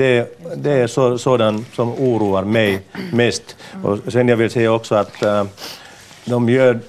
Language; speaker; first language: Swedish; non-native, local second language; Finnish